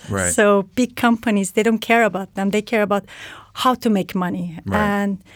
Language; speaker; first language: English; non-native, fluent; Turkish